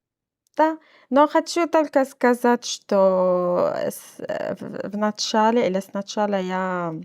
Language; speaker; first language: Russian; non-native, learner; Arabic